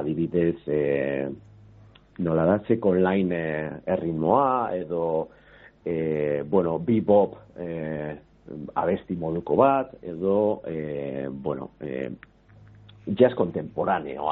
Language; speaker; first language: Basque; non-native, local second language; Spanish